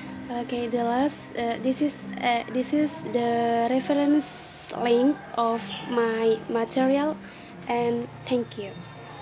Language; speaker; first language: English; non-native, learner; Indonesian